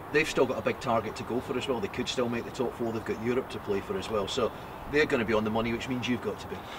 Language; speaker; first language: English; native; English